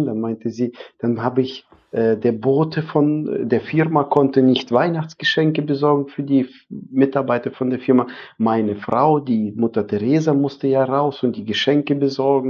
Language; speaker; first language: German; non-native, fluent; Arabic